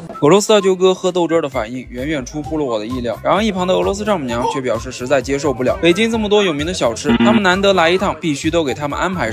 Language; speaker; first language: Chinese; native; Chinese